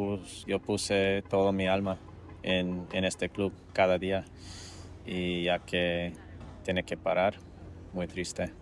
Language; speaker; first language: Spanish; non-native, fluent; English